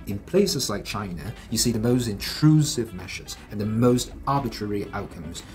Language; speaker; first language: English; non-native, local second language; Cantonese